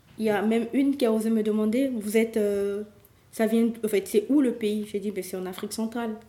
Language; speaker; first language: French; non-native, local second language; Sango